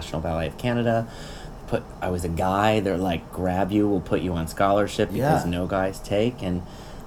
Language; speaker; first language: English; native; English